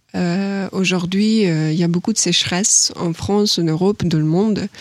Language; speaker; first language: French; non-native, fluent; Ukrainian